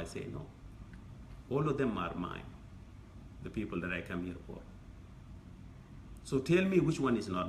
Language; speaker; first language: English; non-native, fluent; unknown